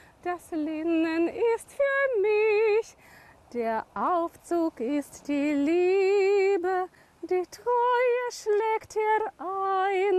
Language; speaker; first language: German; native; German